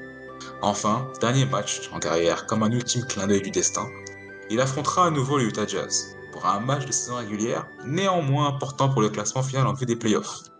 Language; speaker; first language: French; native; French